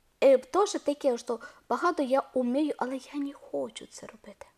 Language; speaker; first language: Ukrainian; non-native, learner; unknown